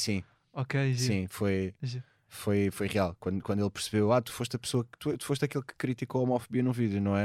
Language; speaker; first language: Portuguese; native; Portuguese